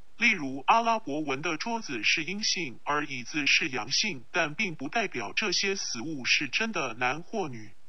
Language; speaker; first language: Chinese; non-native, local second language; Cantonese